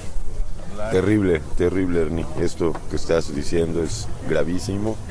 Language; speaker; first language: Spanish; native; Spanish